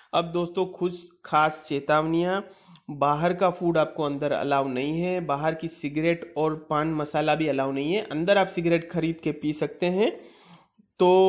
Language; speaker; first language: Hindi; non-native, local second language; Gujarati